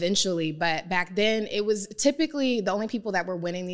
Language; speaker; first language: English; native; English